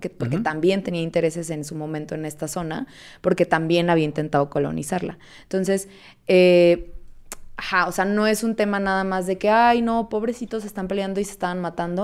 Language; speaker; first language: Spanish; native; Spanish